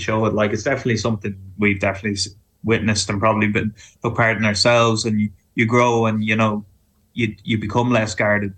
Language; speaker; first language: English; native; English